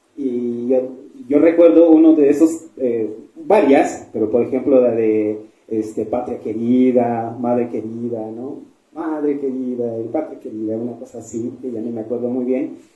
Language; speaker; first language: Spanish; non-native, local second language; Tzeltal